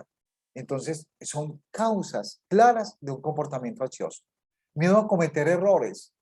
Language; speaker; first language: Spanish; native; Spanish